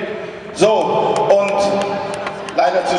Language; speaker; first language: German; non-native, fluent; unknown